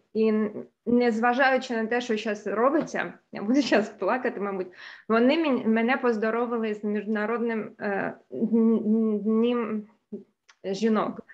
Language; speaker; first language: Ukrainian; non-native, local second language; Russian